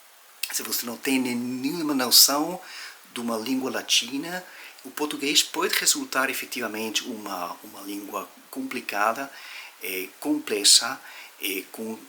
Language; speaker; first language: Portuguese; non-native, fluent; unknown